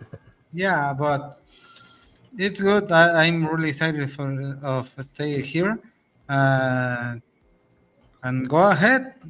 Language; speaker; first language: English; non-native, learner; Spanish